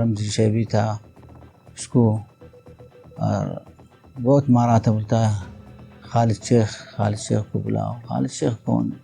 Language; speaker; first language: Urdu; non-native, learner; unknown